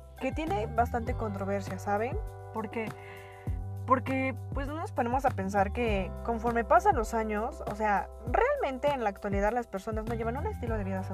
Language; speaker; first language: Spanish; native; Spanish